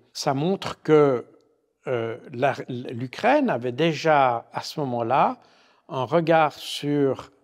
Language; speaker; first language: French; native; French